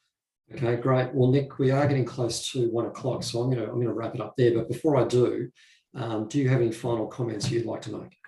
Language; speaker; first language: English; native; English